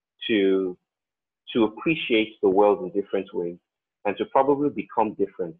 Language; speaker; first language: English; non-native, local second language; Yoruba